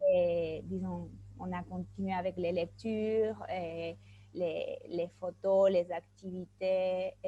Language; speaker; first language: French; non-native, fluent; Spanish